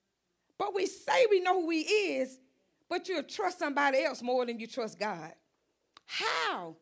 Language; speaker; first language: English; native; English